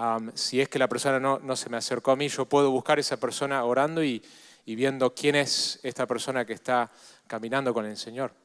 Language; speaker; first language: Spanish; native; Spanish